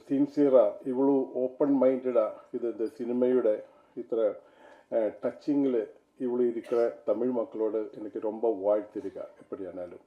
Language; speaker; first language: Tamil; non-native, learner; Malayalam